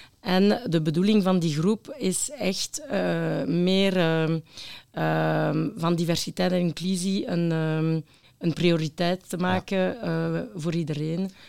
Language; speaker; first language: Dutch; non-native, local second language; French